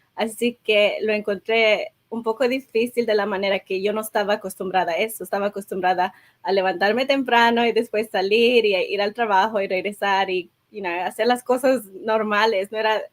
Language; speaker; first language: Spanish; early bilingual, heritage; Spanish